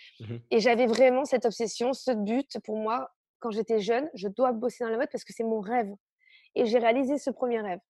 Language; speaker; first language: French; native; French